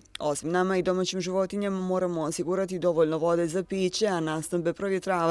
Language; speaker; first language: Bosnian; native; Bosnian